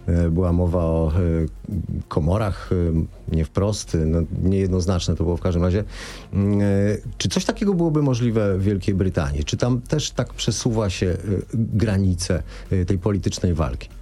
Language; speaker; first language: Polish; native; Polish